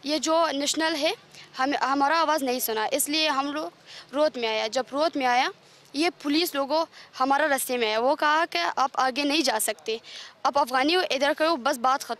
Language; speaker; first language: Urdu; non-native, learner; Persian